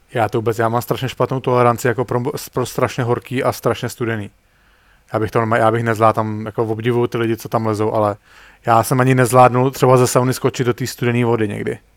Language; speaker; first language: Czech; native; Czech